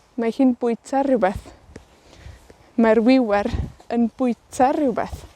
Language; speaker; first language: Welsh; native; Welsh